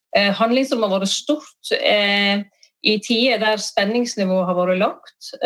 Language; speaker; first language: Norwegian; native; Norwegian